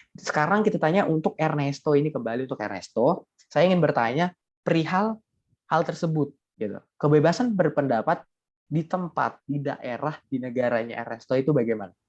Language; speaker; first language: Indonesian; native; Indonesian